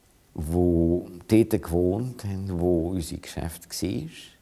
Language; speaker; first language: German; non-native, fluent; Hungarian